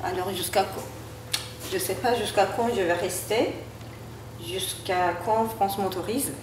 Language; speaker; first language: French; non-native, fluent; Turkish